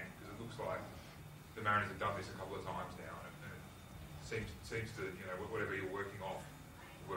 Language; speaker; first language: English; native; English